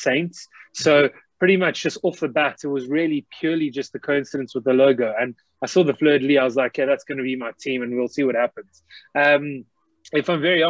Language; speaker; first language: English; native; English